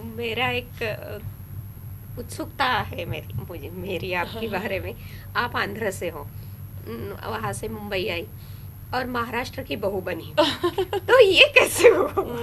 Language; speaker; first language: Hindi; non-native, local second language; Marathi